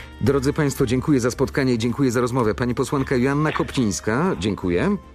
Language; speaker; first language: Polish; native; Polish